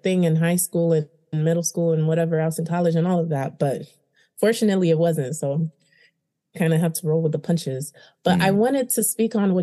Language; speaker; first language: English; early bilingual, other home language; Haitian Creole